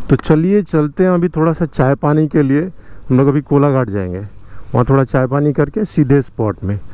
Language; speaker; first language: Hindi; non-native, local second language; Bangla